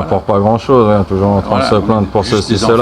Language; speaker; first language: French; native; French